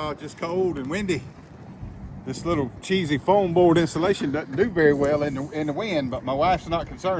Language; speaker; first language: English; native; English